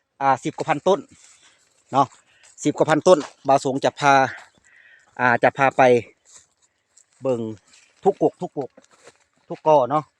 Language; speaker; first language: Thai; non-native, local second language; Lao